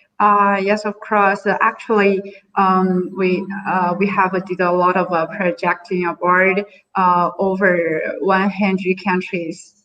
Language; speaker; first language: English; non-native, learner; Chinese